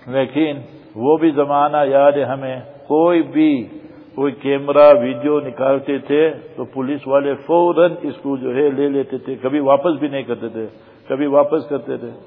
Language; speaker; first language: Urdu; native; Urdu